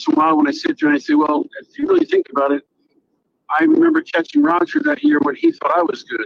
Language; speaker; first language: English; native; English